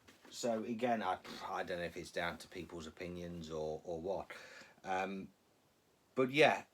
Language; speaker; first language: English; native; English